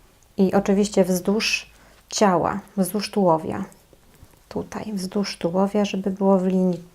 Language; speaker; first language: Polish; native; Polish